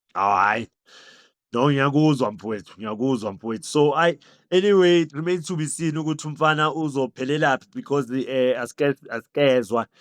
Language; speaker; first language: Zulu; native; Zulu